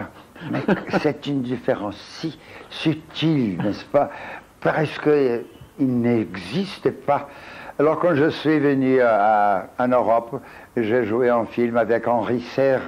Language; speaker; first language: French; non-native, fluent; Portuguese